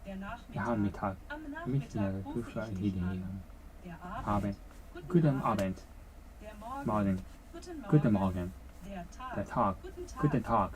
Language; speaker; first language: German; non-native, learner; Japanese